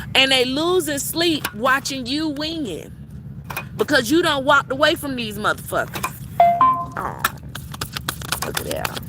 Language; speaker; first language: English; native; English